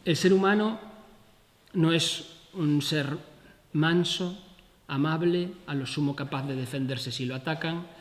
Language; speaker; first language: Spanish; native; Spanish